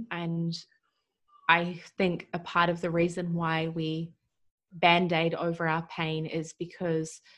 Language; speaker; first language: English; native; English